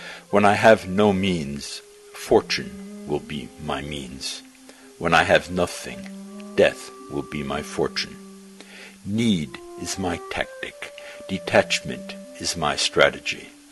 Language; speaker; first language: English; native; English